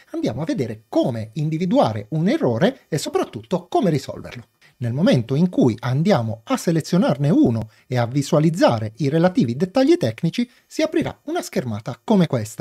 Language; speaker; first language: Italian; native; Italian